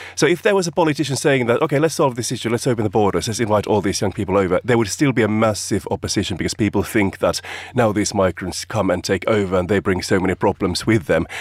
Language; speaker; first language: English; non-native, fluent; Finnish